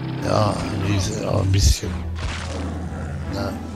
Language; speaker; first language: German; native; German